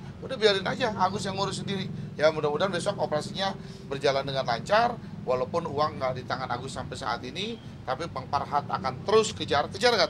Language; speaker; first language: Indonesian; native; Indonesian